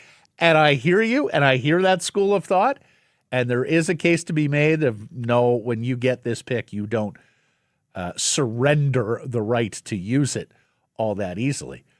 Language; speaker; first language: English; native; English